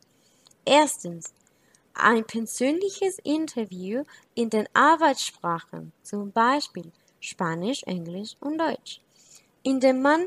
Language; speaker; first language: German; non-native, learner; Spanish